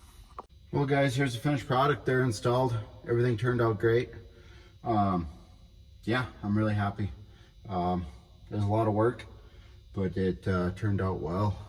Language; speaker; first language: English; native; English